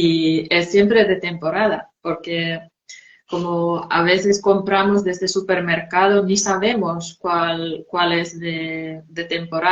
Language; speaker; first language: Spanish; non-native, fluent; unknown